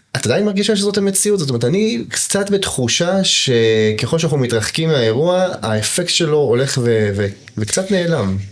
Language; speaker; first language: Hebrew; native; Hebrew